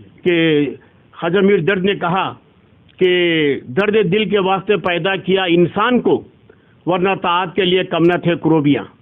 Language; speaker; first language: Urdu; native; Urdu